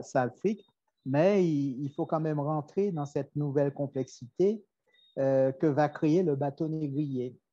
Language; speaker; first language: French; native; French